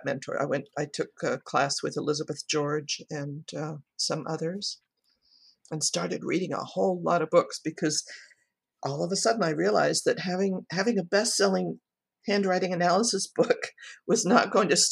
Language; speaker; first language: English; native; English